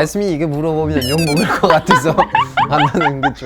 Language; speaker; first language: Korean; non-native, fluent; French